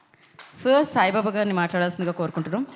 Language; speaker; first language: Telugu; native; Telugu